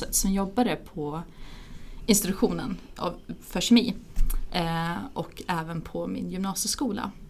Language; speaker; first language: Swedish; native; Swedish